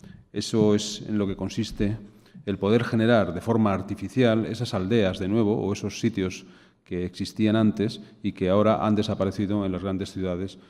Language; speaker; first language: Spanish; native; Spanish